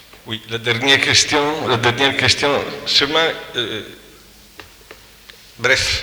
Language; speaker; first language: French; non-native, fluent; Italian